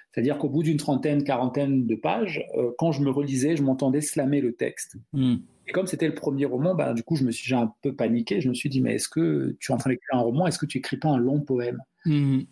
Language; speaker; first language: French; non-native, local second language; Duala